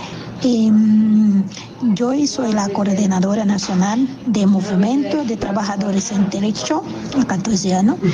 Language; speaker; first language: Spanish; non-native, learner; Portuguese